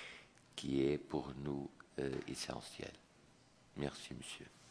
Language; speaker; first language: French; non-native, fluent; Portuguese